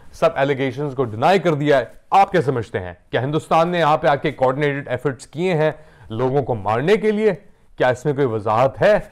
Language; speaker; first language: Urdu; native; Urdu